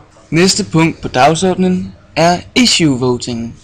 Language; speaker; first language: Danish; native; Danish